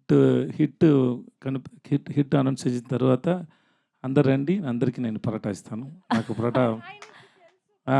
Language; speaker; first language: Telugu; non-native, learner; Tamil